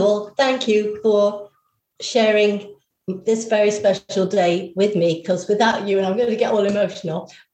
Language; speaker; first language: English; native; English